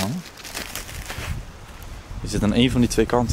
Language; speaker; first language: Dutch; native; Dutch